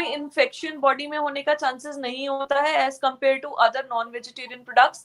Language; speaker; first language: Hindi; native; Hindi